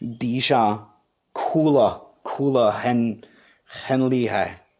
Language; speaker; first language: Chinese; non-native, fluent; English